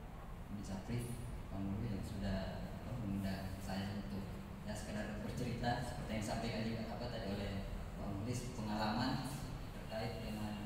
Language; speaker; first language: Indonesian; native; Indonesian